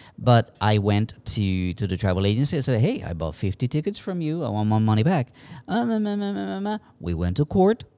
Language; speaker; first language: English; non-native, fluent; Spanish